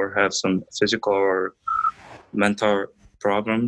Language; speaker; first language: English; non-native, learner; Korean